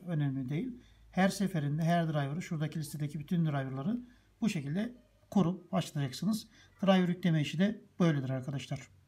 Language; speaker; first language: Turkish; native; Turkish